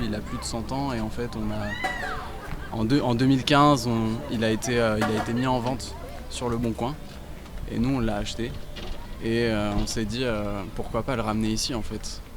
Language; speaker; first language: French; native; French